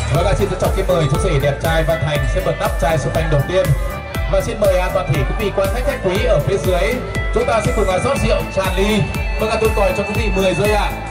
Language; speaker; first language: Vietnamese; non-native, local second language; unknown